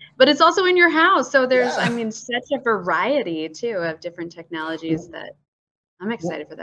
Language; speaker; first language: English; native; English